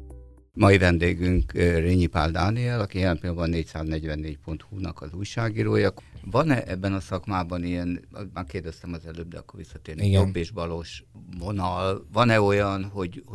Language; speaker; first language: Hungarian; native; Hungarian